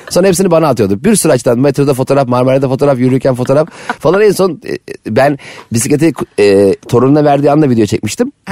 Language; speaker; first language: Turkish; native; Turkish